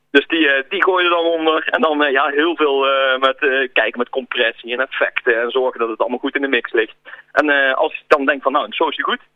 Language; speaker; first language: Dutch; native; Dutch